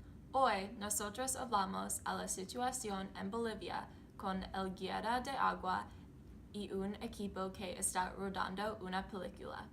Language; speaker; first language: Spanish; non-native, learner; English